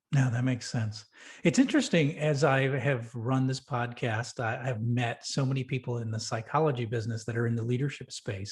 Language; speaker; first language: English; native; English